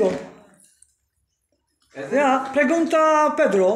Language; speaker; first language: Spanish; non-native, learner; Polish